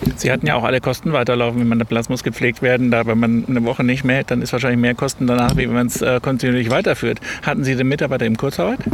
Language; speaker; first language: German; native; German